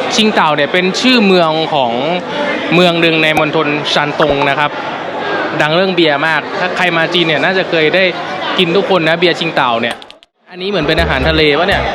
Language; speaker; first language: Thai; native; Thai